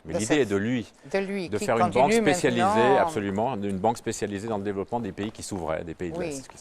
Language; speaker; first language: French; native; French